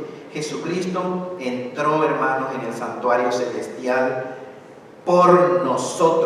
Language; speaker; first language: Spanish; native; Spanish